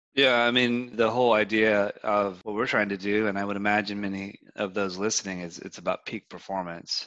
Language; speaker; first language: English; native; English